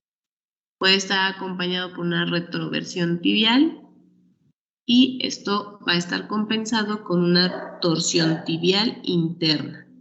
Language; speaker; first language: Spanish; native; Spanish